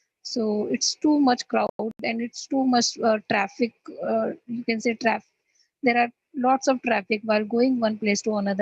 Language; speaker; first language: English; non-native, learner; Hindi